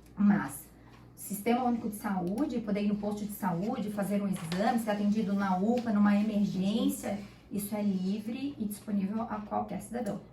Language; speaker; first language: Portuguese; native; Portuguese